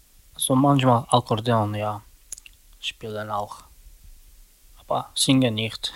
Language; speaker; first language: German; non-native, learner; Romany